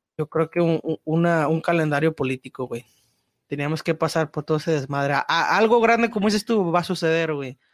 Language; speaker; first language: Spanish; early bilingual, heritage; Spanish